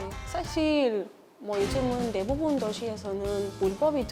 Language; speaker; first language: Korean; non-native, fluent; Spanish